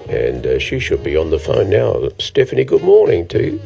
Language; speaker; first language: English; early bilingual, other home language; Italian